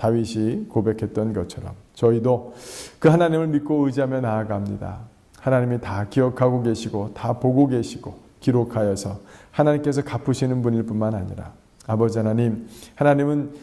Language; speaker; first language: Korean; native; Korean